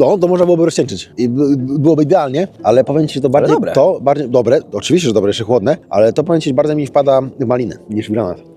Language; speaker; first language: Polish; native; Polish